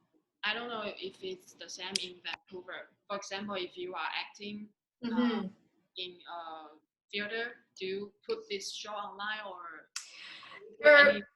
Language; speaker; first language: English; non-native, fluent; Chinese